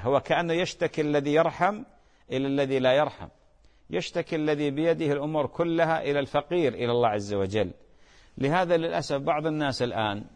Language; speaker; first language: Arabic; native; Arabic